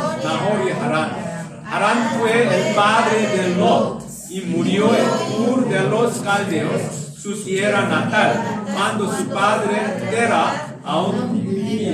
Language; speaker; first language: Spanish; non-native, learner; Korean